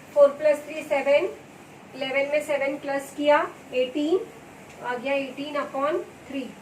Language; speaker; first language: Hindi; non-native, local second language; Marathi